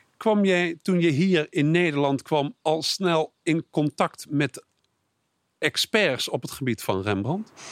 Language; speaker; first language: Dutch; native; Dutch